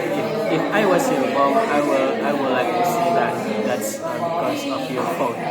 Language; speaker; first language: English; non-native, learner; Indonesian